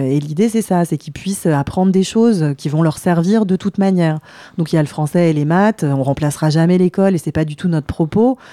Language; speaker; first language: French; native; French